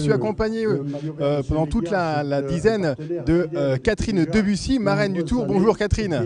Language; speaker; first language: French; native; French